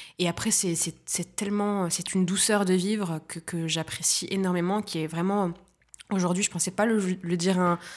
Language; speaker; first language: French; non-native, local second language; Arabic